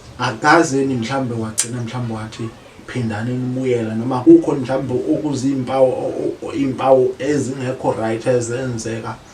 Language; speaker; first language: Zulu; native; Zulu